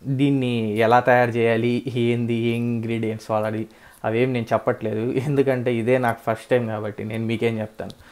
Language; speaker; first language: Telugu; non-native, local second language; Urdu